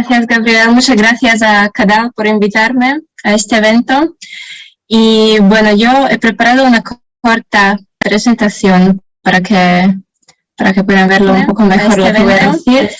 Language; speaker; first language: Spanish; non-native, fluent; Slovak